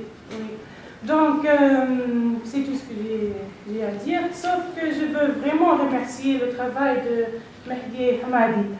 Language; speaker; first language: French; non-native, fluent; English